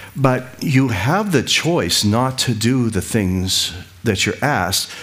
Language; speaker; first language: English; native; English